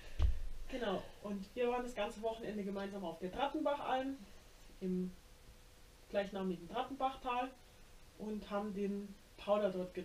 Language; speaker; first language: German; native; German